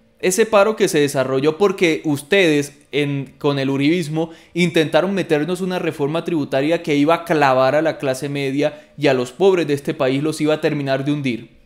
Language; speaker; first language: Spanish; native; Spanish